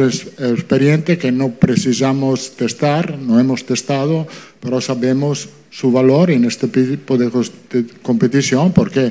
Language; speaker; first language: Portuguese; non-native, fluent; Italian